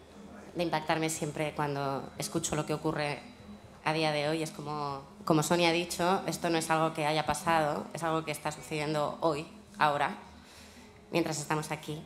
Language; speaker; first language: Spanish; native; Spanish